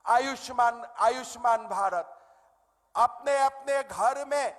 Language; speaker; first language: Hindi; non-native, local second language; Assamese